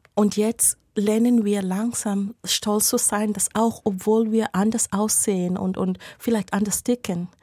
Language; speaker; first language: German; non-native, fluent; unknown